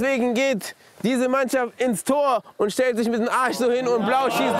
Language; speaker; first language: German; native; German